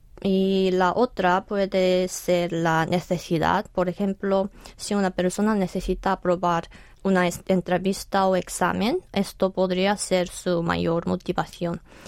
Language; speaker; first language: Spanish; non-native, fluent; Korean